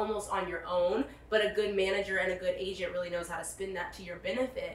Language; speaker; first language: English; native; English